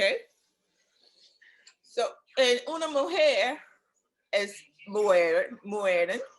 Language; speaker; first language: Spanish; non-native, learner; English